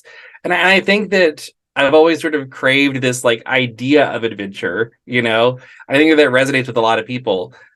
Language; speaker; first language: English; native; English